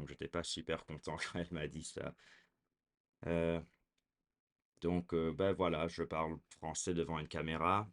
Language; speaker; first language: French; early bilingual, heritage; French